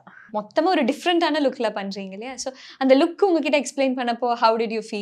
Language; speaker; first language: Tamil; native; Tamil